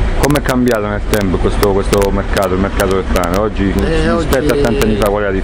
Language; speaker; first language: Italian; native; Italian